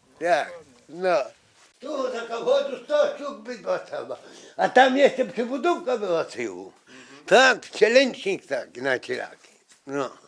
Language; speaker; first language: Polish; non-native, local second language; Ukrainian